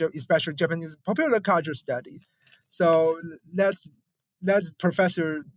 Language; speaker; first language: English; non-native, fluent; Chinese